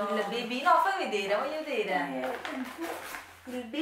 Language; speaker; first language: Italian; native; Italian